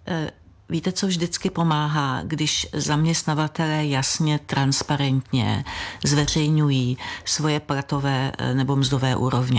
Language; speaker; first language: Czech; native; Czech